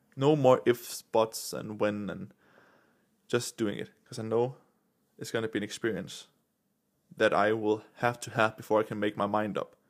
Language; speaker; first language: English; non-native, fluent; Danish